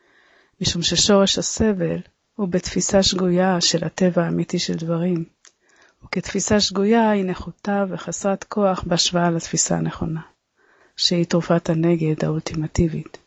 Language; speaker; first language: Hebrew; native; Hebrew